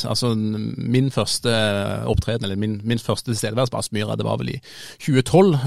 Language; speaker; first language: Norwegian; native; Norwegian